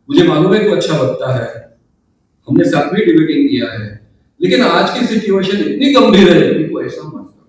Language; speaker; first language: Hindi; non-native, local second language; Marathi